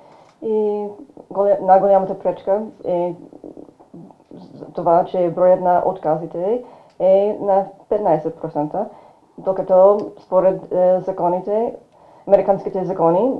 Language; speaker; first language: Bulgarian; non-native, fluent; English